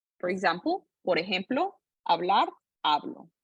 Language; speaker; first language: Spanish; non-native, fluent; English